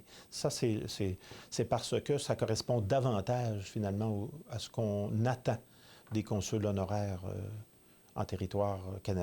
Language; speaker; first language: French; native; French